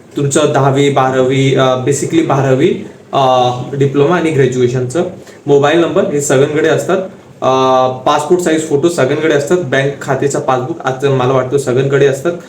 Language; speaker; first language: Marathi; non-native, local second language; Hindi